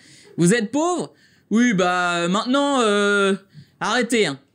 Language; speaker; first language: French; native; French